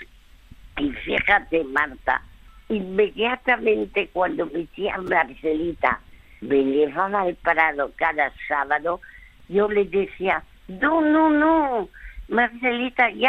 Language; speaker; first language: Spanish; early bilingual, other home language; French